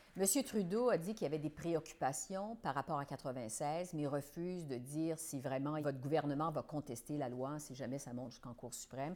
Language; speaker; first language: French; native; French